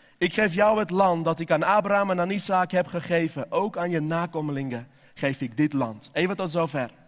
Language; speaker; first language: Dutch; non-native, fluent; Armenian